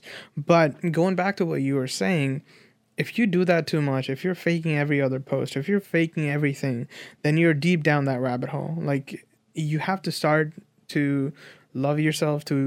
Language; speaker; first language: English; non-native, local second language; Nepali